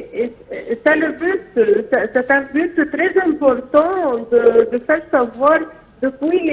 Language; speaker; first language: French; non-native, fluent; Arabic